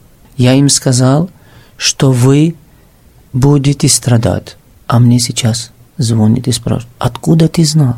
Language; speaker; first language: Russian; non-native, fluent; Arabic